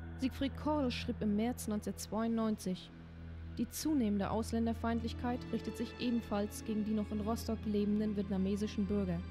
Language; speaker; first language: German; native; German